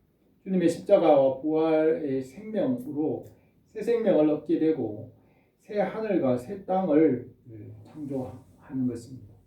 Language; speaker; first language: Korean; native; Korean